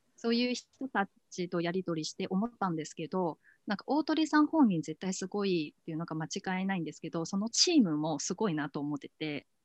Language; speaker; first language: Japanese; non-native, fluent; Chinese